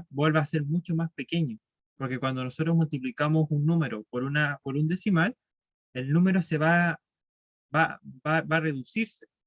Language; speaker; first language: Spanish; native; Spanish